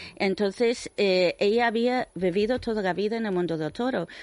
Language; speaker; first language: Spanish; non-native, fluent; English